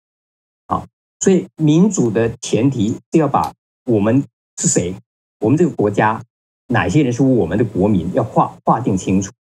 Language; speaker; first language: Chinese; native; Chinese